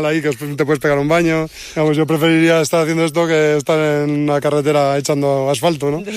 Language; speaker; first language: Spanish; native; Spanish